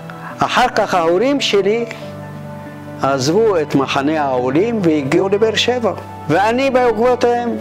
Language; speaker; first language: Hebrew; non-native, fluent; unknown